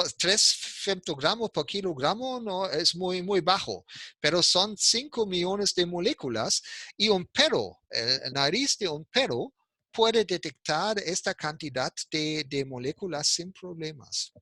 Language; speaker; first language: Spanish; non-native, fluent; German